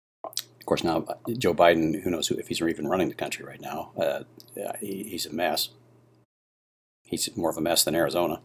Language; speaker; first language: English; native; English